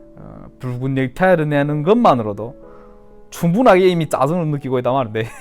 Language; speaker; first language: Korean; early bilingual, heritage; Korean